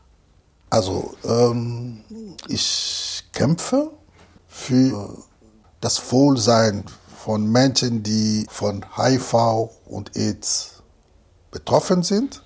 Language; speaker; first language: German; non-native, fluent; Lingala